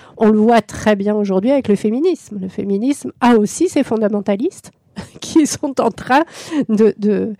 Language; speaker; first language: French; native; French